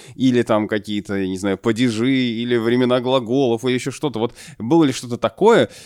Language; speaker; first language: Russian; native; Russian